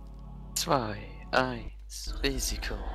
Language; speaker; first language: German; native; German